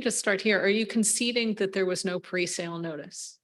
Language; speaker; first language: English; native; English